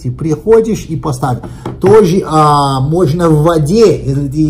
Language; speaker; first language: Russian; non-native, learner; Portuguese